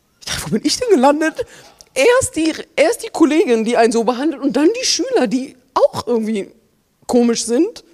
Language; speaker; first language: German; native; German